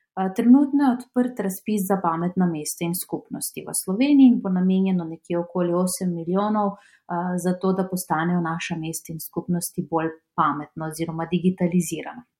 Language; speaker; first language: Slovenian; non-native, fluent; Macedonian